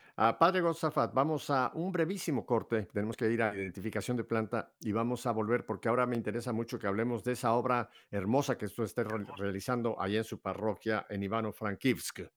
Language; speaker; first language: Spanish; native; Spanish